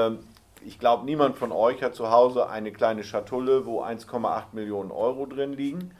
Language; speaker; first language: German; native; German